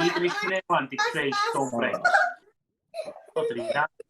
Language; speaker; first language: Welsh; native; Welsh